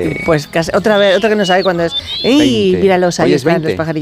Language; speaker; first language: Spanish; native; Spanish